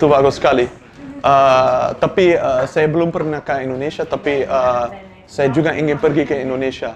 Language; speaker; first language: Indonesian; non-native, learner; Dutch